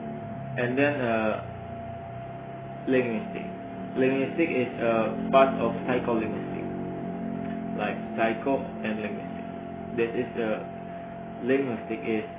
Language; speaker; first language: English; non-native, learner; Indonesian